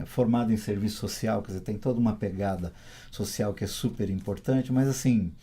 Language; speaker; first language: Portuguese; native; Portuguese